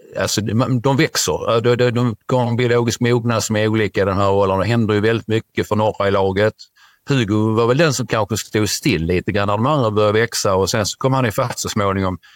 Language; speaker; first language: Swedish; native; Swedish